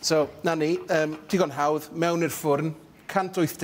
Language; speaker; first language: Welsh; native; Welsh